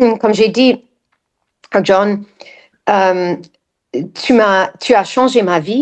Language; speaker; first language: French; non-native, fluent; English